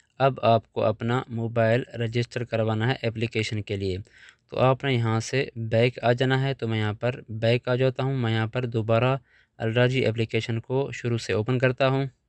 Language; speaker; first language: Urdu; non-native, local second language; Punjabi